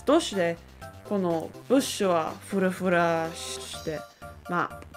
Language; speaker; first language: Japanese; non-native, learner; English